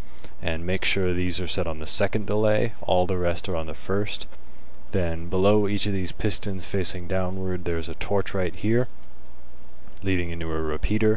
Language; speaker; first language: English; native; English